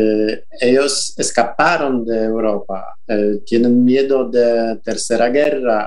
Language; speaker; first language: Spanish; non-native, fluent; Polish